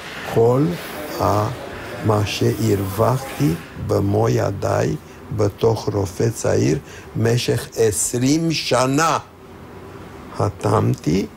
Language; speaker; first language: Hebrew; non-native, fluent; Romanian